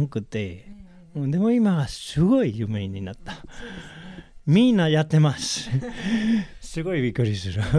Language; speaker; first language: Japanese; non-native, learner; Spanish